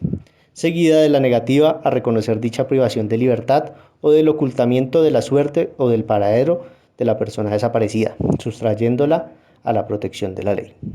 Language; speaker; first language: Spanish; native; Spanish